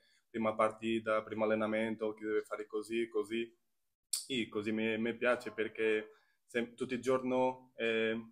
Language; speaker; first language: Italian; non-native, learner; Portuguese